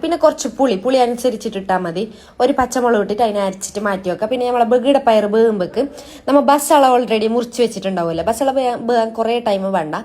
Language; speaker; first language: Malayalam; native; Malayalam